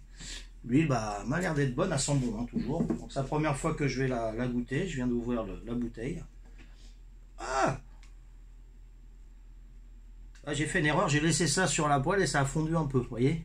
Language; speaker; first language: French; native; French